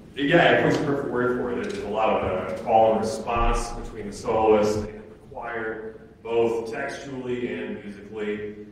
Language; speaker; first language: English; native; English